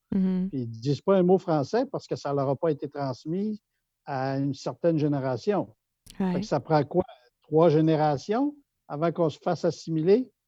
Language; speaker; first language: French; native; French